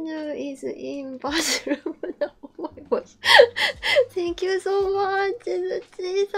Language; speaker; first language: English; non-native, learner; Japanese